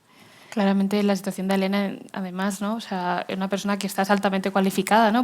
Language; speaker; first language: Spanish; native; Spanish